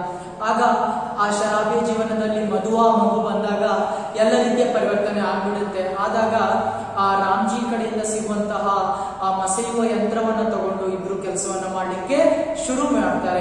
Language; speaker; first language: Kannada; native; Kannada